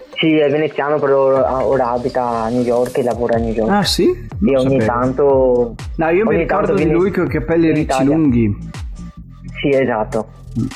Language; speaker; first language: Italian; native; Italian